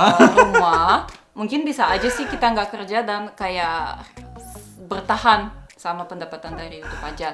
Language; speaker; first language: Indonesian; non-native, fluent; Russian